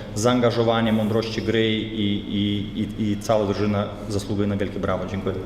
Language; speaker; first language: Polish; non-native, fluent; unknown